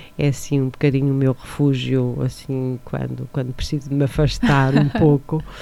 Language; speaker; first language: Portuguese; native; Portuguese